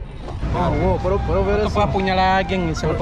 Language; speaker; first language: Spanish; non-native, learner; English